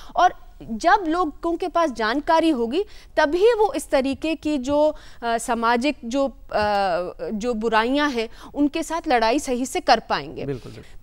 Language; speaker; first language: Hindi; native; Hindi